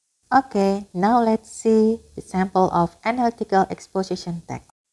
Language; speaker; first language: English; non-native, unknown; Indonesian